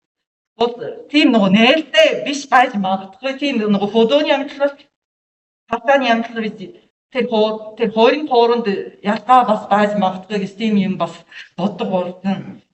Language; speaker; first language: Mongolian; non-native, learner; Japanese